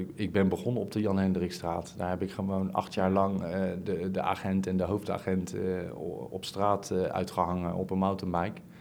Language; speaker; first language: Dutch; native; Dutch